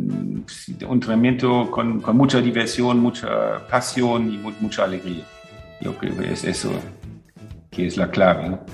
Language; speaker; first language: Spanish; non-native, fluent; German